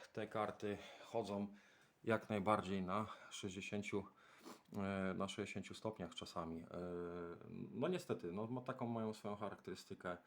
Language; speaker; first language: Polish; native; Polish